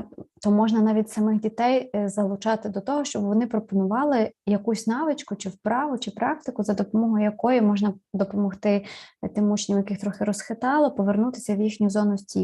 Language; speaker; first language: Ukrainian; native; Ukrainian